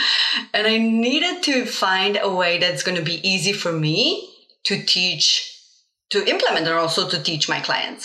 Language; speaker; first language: English; non-native, fluent; Slovenian